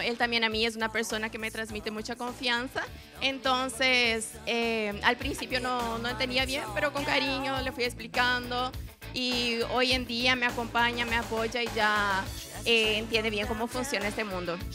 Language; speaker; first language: Spanish; non-native, local second language; Portuguese